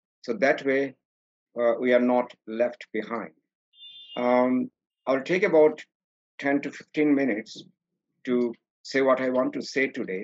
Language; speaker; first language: English; non-native, local second language; Sylheti